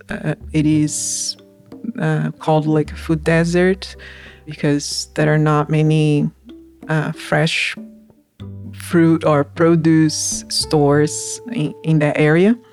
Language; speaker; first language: English; non-native, fluent; Portuguese